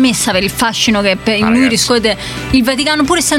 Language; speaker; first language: Italian; native; Italian